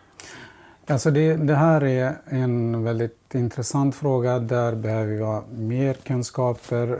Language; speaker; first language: Swedish; non-native, fluent; Central Kurdish